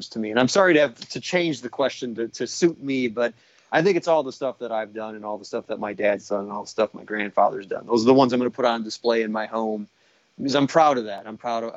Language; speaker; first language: English; native; English